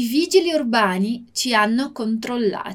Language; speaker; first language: Italian; non-native, fluent; Portuguese